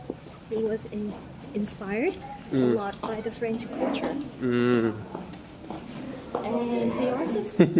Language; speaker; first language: English; non-native, fluent; Vietnamese